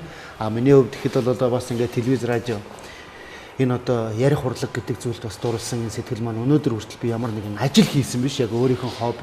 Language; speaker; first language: Mongolian; native; Mongolian